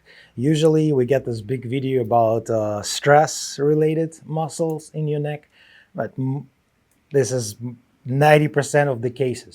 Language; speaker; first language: English; non-native, fluent; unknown